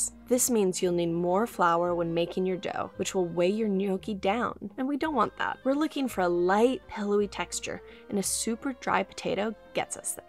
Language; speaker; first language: English; native; English